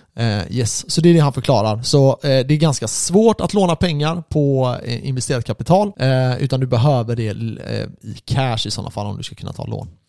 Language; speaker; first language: Swedish; native; Swedish